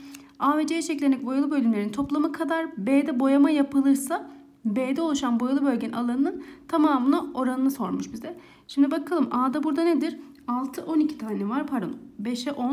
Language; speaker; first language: Turkish; native; Turkish